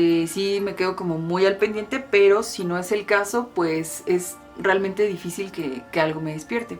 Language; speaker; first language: Spanish; native; Spanish